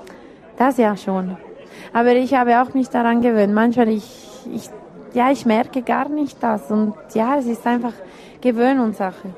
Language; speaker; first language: German; non-native, local second language; Italian